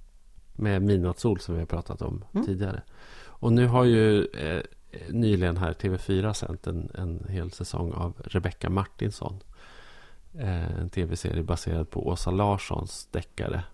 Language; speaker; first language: Swedish; native; Swedish